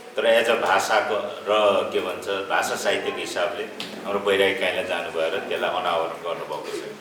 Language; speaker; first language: Nepali; non-native, local second language; Limbu